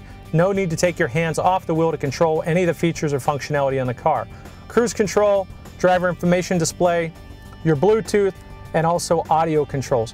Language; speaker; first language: English; native; English